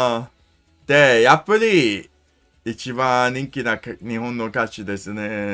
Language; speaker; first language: Japanese; non-native, learner; English